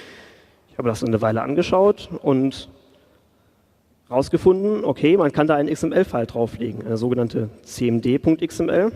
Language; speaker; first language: German; native; German